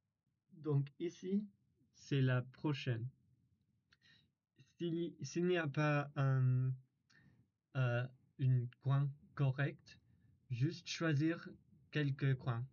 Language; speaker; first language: French; non-native, learner; English